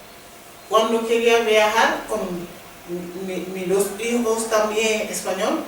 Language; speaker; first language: Spanish; non-native, learner; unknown